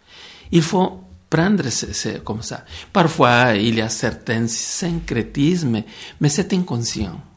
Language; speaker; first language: French; non-native, fluent; Spanish